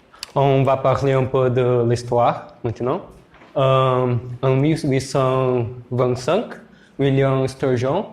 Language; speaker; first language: French; non-native, learner; Portuguese